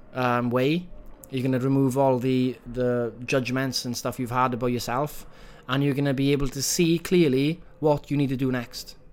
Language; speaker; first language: English; native; English